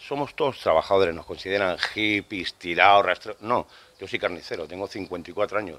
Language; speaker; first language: Spanish; native; Spanish